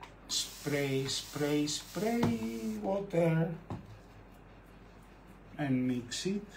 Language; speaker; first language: English; non-native, fluent; Greek